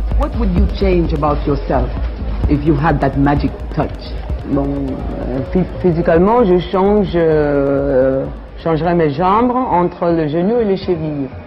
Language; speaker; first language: French; non-native, learner; English